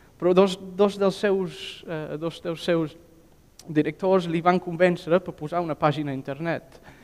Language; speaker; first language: Catalan; non-native, fluent; English